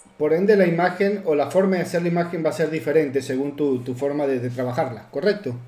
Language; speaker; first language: Spanish; native; Spanish